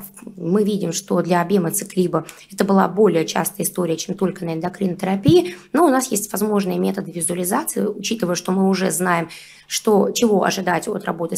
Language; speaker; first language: Russian; native; Russian